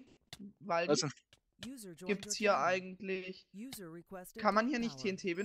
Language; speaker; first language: German; native; German